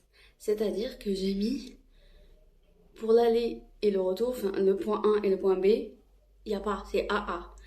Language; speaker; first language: French; non-native, local second language; Arabic